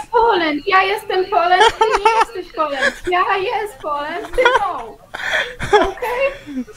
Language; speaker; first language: English; non-native, learner; Polish